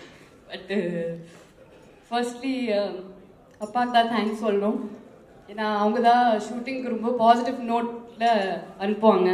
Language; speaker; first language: Tamil; non-native, fluent; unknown